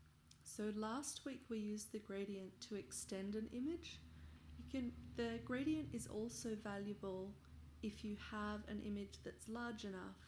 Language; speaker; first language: English; native; English